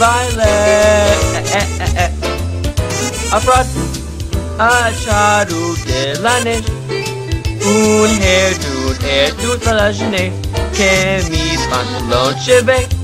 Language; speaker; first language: French; non-native, learner; English